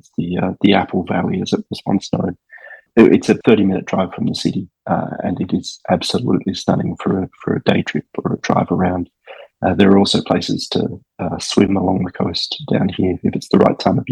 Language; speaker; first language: English; native; English